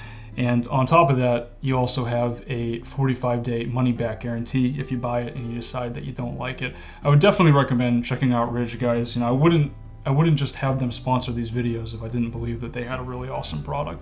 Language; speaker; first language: English; native; English